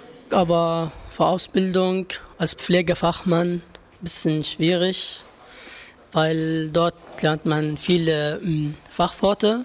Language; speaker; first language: German; non-native, learner; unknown